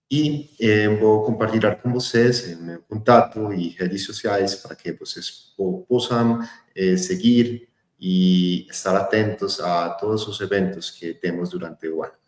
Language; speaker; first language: Portuguese; non-native, fluent; Spanish